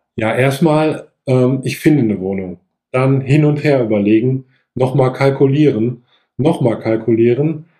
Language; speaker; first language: German; native; German